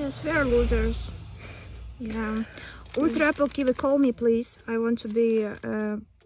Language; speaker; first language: English; non-native, learner; Russian